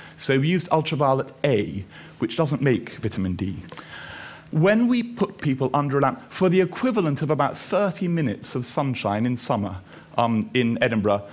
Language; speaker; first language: English; native; English